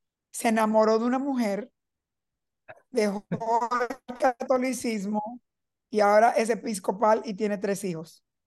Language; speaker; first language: Spanish; early bilingual, heritage; Spanish